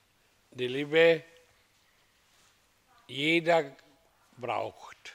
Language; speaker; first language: German; non-native, fluent; Hindi